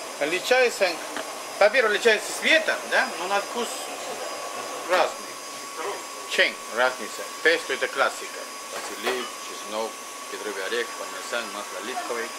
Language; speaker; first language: Russian; non-native, learner; Spanish